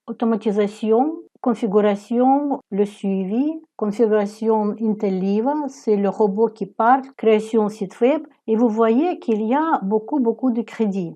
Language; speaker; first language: French; non-native, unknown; Ukrainian